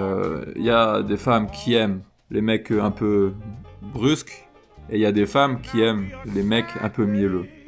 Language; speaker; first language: French; native; French